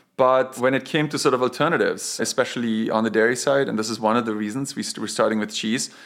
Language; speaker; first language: English; non-native, fluent; German